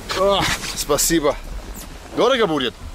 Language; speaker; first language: Russian; non-native, learner; English